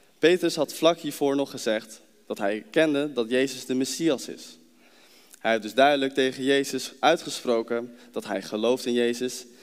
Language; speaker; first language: Dutch; native; Dutch